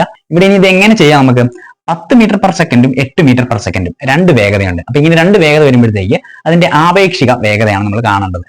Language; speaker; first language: Malayalam; native; Malayalam